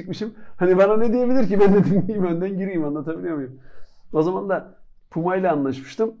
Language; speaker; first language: Turkish; native; Turkish